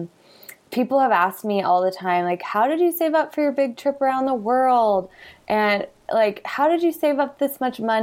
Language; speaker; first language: English; native; English